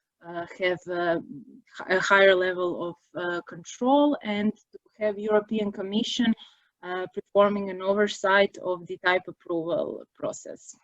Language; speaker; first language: English; non-native, fluent; Croatian